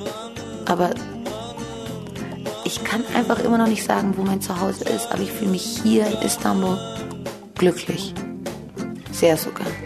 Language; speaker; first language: German; early bilingual, other home language; Turkish